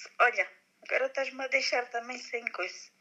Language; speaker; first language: Portuguese; native; Portuguese